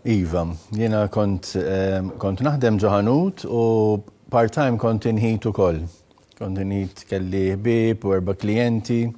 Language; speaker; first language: Maltese; native; Maltese